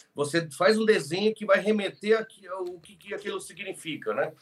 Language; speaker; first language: Portuguese; early bilingual, other home language; Spanish